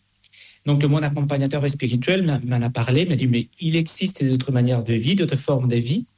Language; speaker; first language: French; non-native, fluent; Spanish